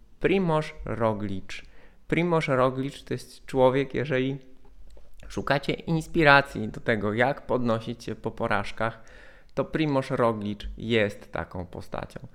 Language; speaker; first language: Polish; native; Polish